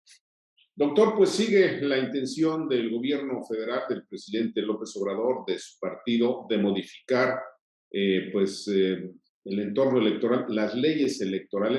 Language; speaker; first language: Spanish; native; Spanish